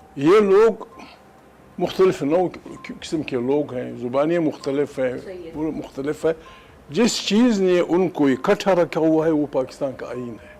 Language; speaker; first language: Urdu; non-native, local second language; Pashto